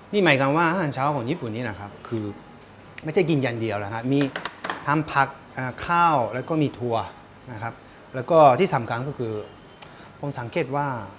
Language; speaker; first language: Thai; non-native, fluent; Japanese